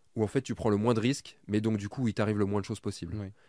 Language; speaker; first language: French; native; French